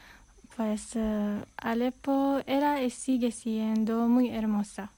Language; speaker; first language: Spanish; non-native, fluent; Armenian